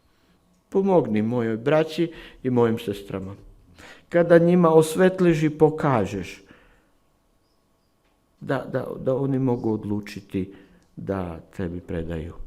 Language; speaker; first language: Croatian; non-native, fluent; Slovak